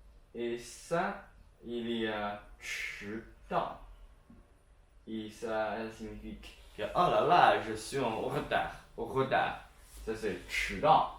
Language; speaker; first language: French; non-native, learner; Chinese